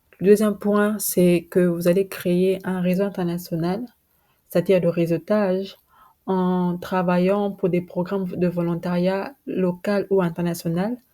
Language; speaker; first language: French; non-native, local second language; Lingala